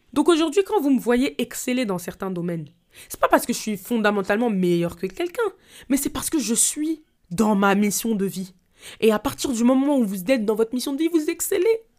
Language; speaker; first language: French; native; French